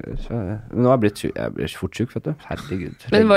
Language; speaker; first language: Norwegian; native; Norwegian